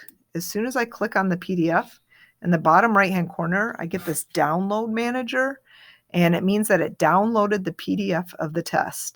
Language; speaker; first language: English; native; English